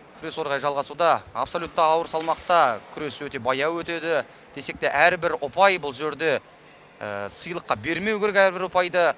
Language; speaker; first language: Kazakh; native; Kazakh